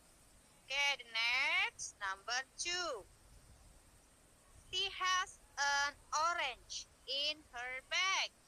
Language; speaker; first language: English; non-native, learner; Indonesian